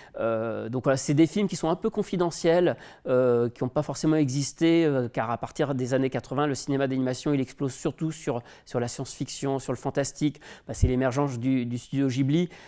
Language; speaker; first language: French; native; French